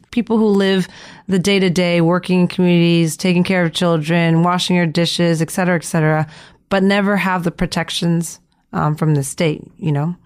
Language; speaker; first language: English; early bilingual, other home language; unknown